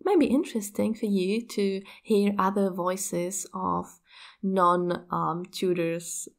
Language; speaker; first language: English; non-native, fluent; Czech